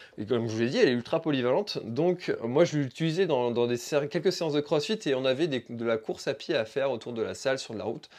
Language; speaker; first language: French; native; French